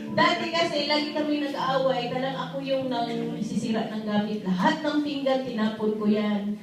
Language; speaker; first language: Filipino; non-native, local second language; Cebuano